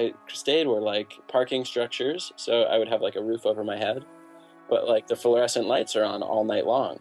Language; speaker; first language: English; native; English